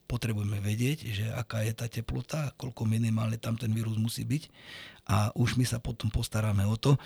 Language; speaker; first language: Slovak; native; Slovak